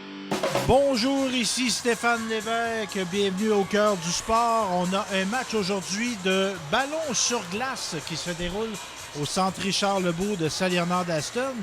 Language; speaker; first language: French; native; French